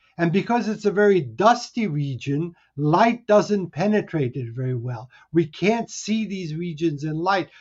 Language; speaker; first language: English; early bilingual, other home language; Hungarian